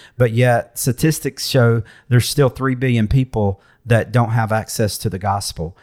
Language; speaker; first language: English; native; English